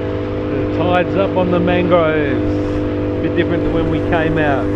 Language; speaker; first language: English; native; English